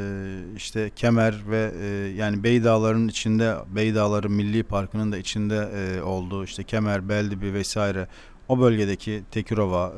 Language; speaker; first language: Turkish; native; Turkish